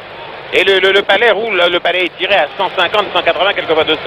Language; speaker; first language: French; native; French